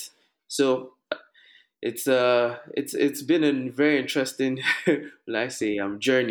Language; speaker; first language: English; non-native, local second language; Yoruba